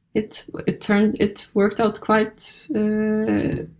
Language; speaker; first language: English; non-native, fluent; Icelandic